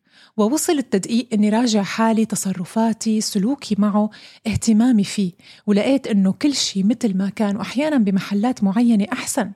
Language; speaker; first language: Arabic; native; Arabic